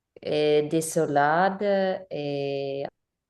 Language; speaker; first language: French; non-native, learner; English